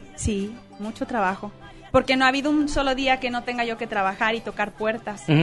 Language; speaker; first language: Spanish; native; Spanish